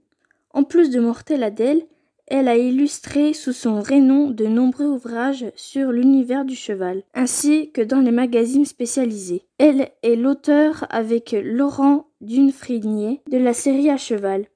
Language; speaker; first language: French; native; French